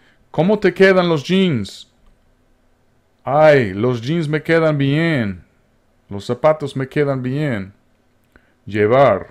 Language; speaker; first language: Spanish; non-native, fluent; English